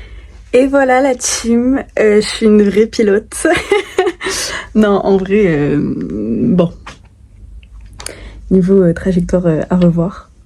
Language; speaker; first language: French; native; French